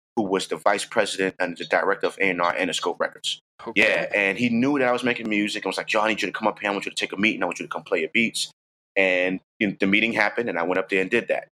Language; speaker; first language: English; native; English